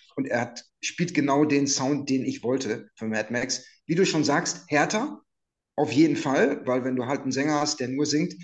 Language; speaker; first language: German; native; German